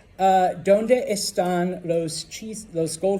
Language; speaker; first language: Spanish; non-native, fluent; English